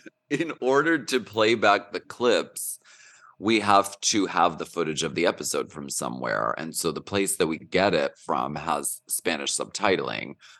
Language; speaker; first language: English; native; English